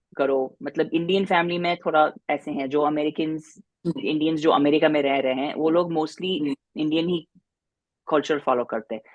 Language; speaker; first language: Hindi; non-native, fluent; English